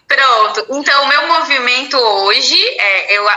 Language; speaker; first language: Portuguese; native; Portuguese